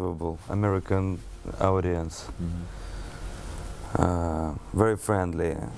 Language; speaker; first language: English; non-native, learner; Russian